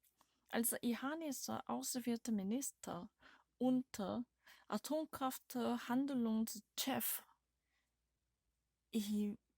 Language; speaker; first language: German; non-native, learner; Korean